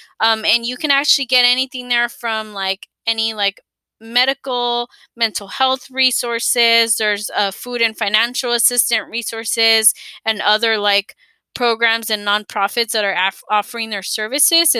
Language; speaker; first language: English; early bilingual, other home language; Spanish